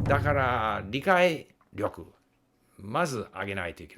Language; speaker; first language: Japanese; non-native, fluent; English